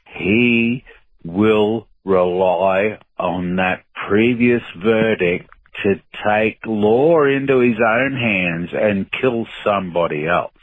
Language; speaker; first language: English; native; English